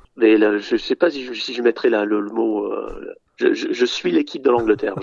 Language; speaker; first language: French; early bilingual, other home language; English